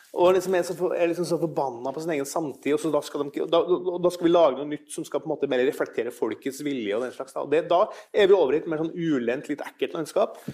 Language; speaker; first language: Norwegian; native; Norwegian